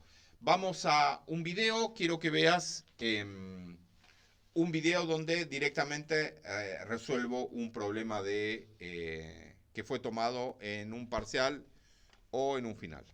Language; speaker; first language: Spanish; native; Spanish